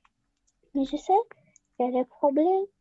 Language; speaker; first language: French; non-native, learner; Russian